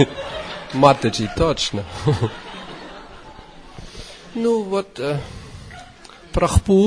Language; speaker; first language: Russian; non-native, learner; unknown